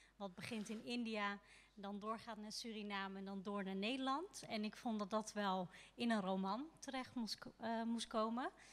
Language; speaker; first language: Dutch; native; Dutch